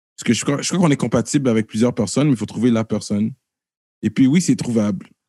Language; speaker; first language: French; early bilingual, other home language; Haitian Creole